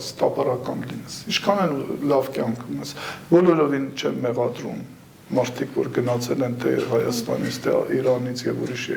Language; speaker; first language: Armenian; early bilingual, heritage; Armenian